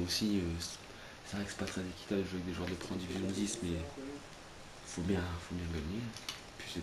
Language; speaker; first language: French; native; French